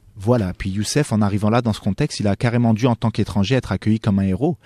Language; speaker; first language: French; non-native, local second language; Arabic